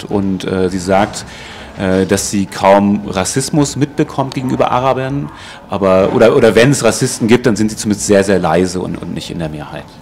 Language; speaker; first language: German; native; German